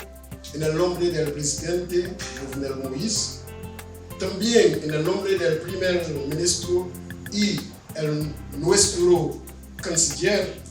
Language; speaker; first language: Spanish; non-native, fluent; Haitian Creole